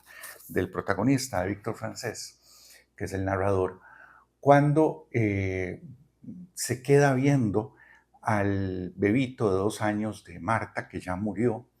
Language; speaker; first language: Spanish; native; Spanish